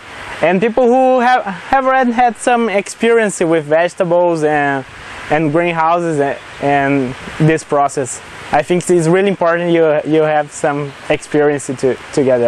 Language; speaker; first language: English; non-native, learner; Portuguese